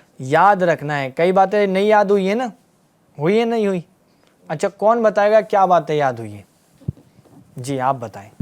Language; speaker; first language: Urdu; native; Urdu